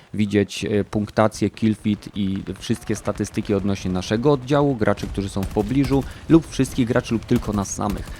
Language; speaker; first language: Polish; native; Polish